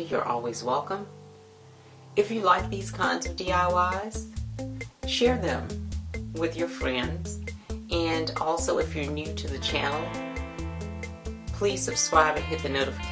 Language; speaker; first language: English; native; English